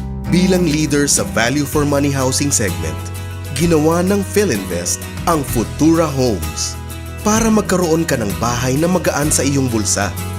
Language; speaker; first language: Filipino; native; Filipino